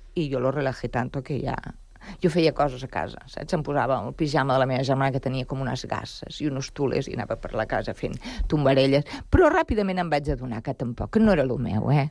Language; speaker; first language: Catalan; early bilingual, other home language; Spanish